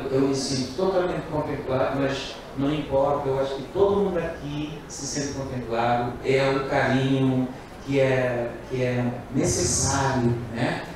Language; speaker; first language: Portuguese; non-native, local second language; Kabuverdianu